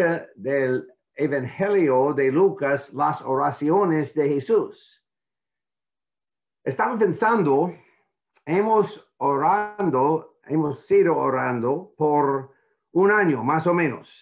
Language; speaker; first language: Spanish; non-native, fluent; English